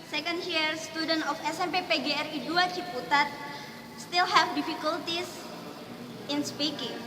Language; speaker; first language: English; non-native, learner; Indonesian